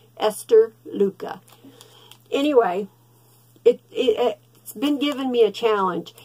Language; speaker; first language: English; native; English